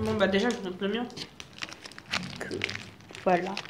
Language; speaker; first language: French; native; French